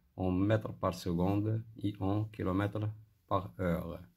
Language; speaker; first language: French; non-native, local second language; Arabic